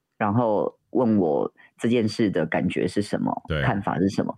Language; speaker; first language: Chinese; native; Chinese